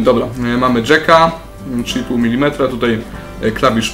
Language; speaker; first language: Polish; native; Polish